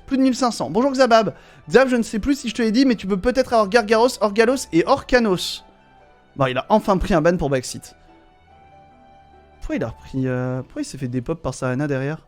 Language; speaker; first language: French; native; French